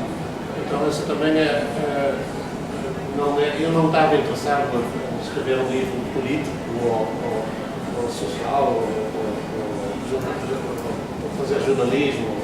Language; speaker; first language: Portuguese; non-native, fluent; Dutch